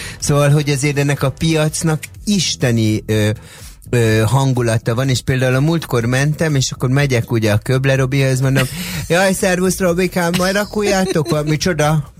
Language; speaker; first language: Hungarian; native; Hungarian